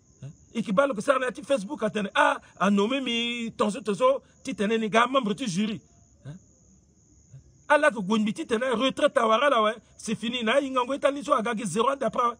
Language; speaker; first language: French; non-native, local second language; Sango